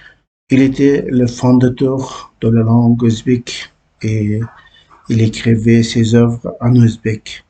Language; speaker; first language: French; non-native, learner; Uzbek